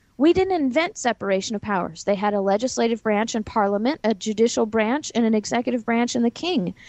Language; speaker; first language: English; native; English